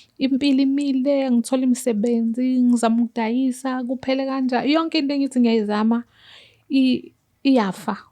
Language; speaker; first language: Zulu; native; Zulu